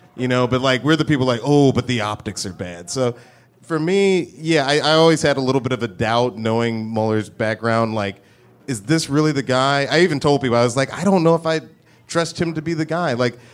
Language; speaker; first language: English; native; English